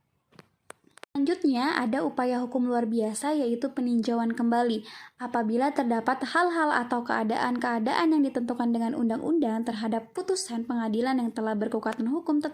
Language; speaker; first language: Indonesian; native; Indonesian